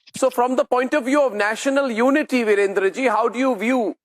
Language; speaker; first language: English; non-native, local second language; Hindi